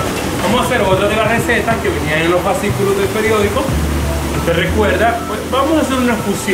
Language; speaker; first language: Spanish; native; Spanish